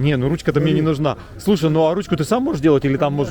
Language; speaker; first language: Russian; native; Russian